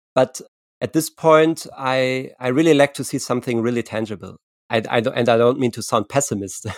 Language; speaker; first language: English; non-native, fluent; German